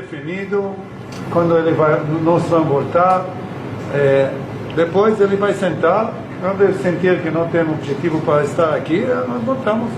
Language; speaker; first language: Portuguese; non-native, learner; Hebrew